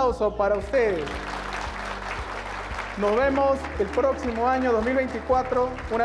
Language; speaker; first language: Spanish; native; Spanish